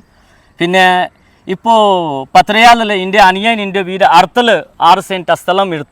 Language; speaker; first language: Malayalam; non-native, local second language; Hindi